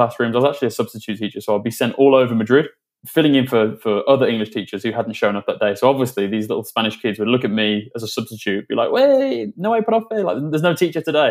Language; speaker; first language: English; native; English